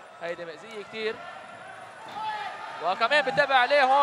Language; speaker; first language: Arabic; native; Arabic